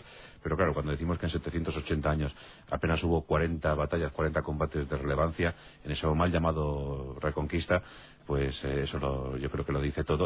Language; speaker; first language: Spanish; native; Spanish